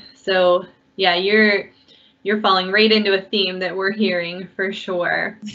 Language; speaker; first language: English; native; English